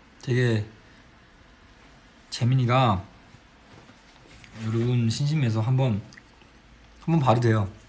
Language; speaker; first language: Korean; non-native, fluent; Chinese